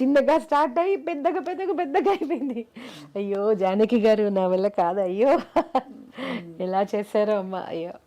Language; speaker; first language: Telugu; non-native, local second language; Malayalam